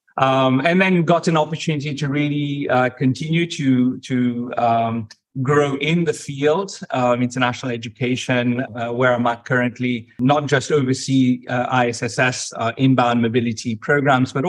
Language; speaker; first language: English; non-native, fluent; Morisyen